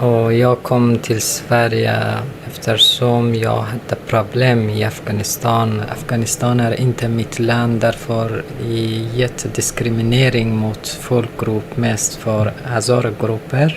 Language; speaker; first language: Swedish; non-native, learner; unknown